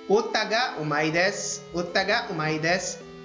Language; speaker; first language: Japanese; non-native, fluent; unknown